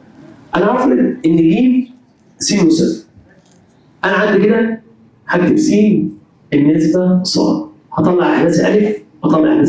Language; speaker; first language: Arabic; native; Arabic